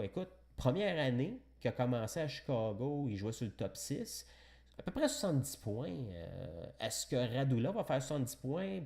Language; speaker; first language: French; native; French